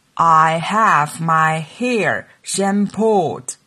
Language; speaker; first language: English; non-native, fluent; Chinese